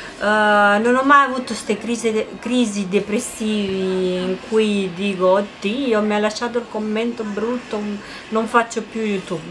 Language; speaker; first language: Italian; non-native, fluent; Romanian